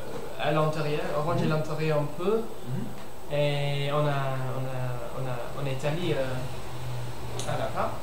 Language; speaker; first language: French; non-native, learner; English